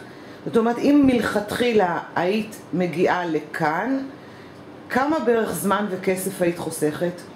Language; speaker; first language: Hebrew; native; Hebrew